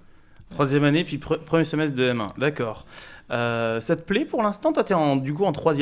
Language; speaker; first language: French; native; French